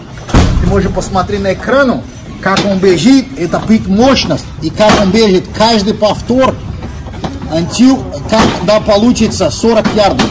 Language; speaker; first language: Russian; non-native, fluent; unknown